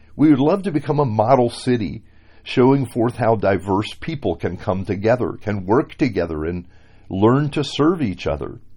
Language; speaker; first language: English; native; English